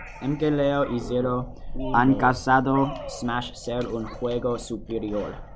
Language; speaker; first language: Spanish; non-native, learner; English